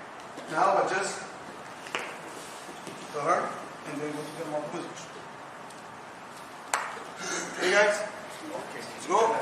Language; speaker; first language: English; non-native, learner; Portuguese